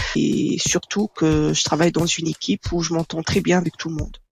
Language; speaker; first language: French; non-native, local second language; Arabic